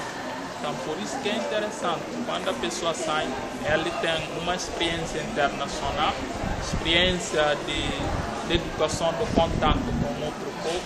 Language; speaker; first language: Portuguese; non-native, local second language; Upper Guinea Crioulo